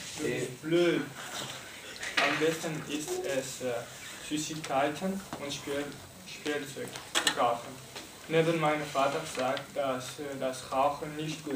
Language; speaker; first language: German; non-native, learner; French